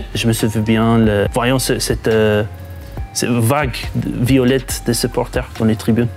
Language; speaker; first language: French; non-native, fluent; English